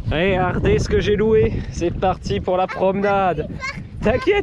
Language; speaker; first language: French; native; French